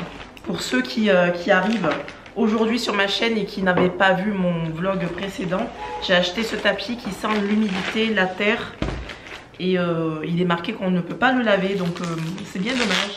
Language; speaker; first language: French; native; French